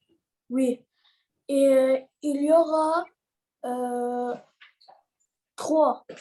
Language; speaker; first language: French; non-native, local second language; Arabic